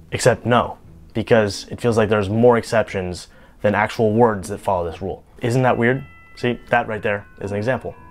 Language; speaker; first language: English; native; English